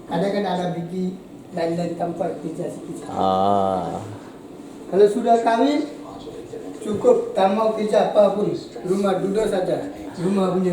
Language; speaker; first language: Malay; non-native, learner; Bangla